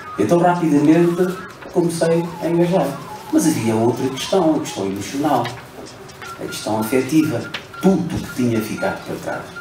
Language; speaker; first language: Portuguese; non-native, local second language; Upper Guinea Crioulo